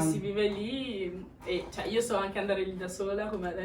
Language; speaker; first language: Italian; early bilingual, other home language; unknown